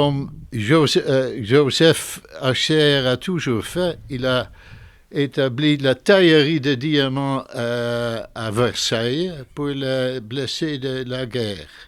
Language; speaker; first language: French; non-native, fluent; Dutch